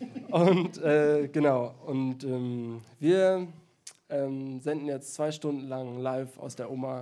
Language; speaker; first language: German; native; German